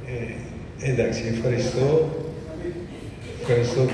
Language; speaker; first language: Greek; early bilingual, heritage; French